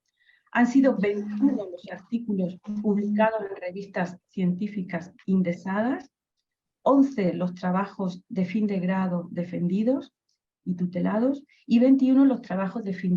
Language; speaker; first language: Spanish; native; Spanish